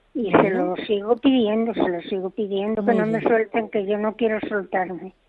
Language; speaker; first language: Spanish; native; Spanish